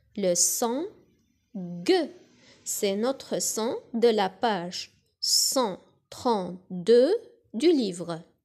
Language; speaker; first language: French; non-native, local second language; Arabic